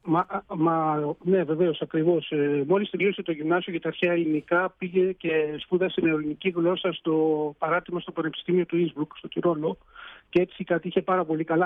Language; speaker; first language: Greek; early bilingual, heritage; Greek